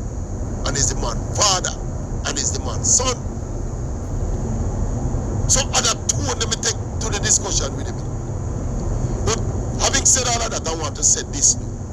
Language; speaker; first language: English; non-native, local second language; Jamaican Creole English